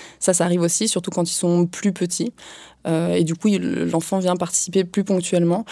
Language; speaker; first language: French; native; French